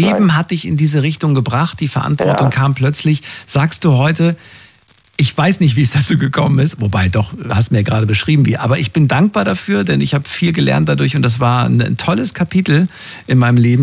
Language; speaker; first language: German; native; German